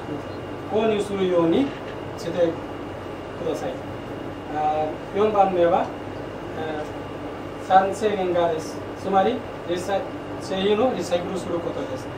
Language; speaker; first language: Japanese; non-native, learner; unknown